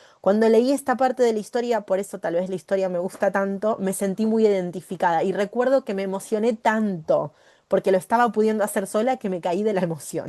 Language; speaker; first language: Spanish; native; Spanish